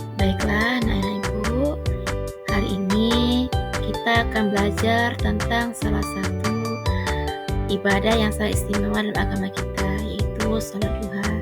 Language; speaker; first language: Indonesian; native; Indonesian